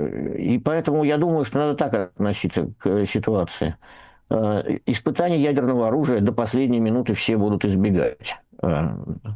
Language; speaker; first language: Russian; native; Russian